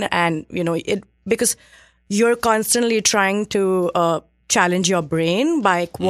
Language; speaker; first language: English; non-native, local second language; Hindi